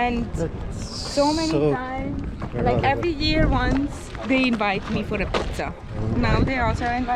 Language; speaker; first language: English; non-native, learner; Swiss German